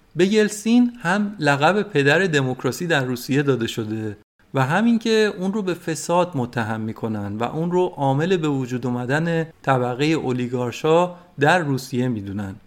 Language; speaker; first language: Persian; native; Persian